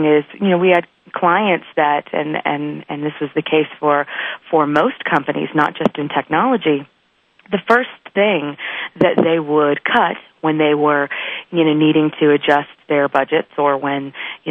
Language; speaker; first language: English; native; English